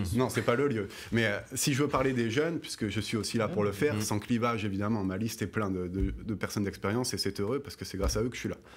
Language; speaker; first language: French; native; French